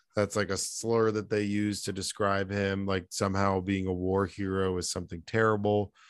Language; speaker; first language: English; native; English